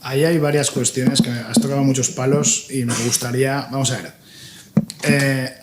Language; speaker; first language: Spanish; non-native, local second language; Catalan